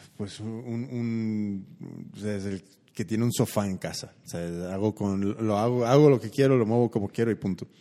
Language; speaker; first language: Spanish; early bilingual, heritage; Spanish